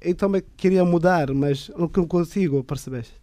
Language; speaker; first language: Portuguese; non-native, learner; Tigrinya